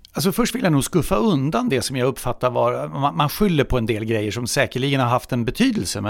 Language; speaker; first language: Swedish; native; Swedish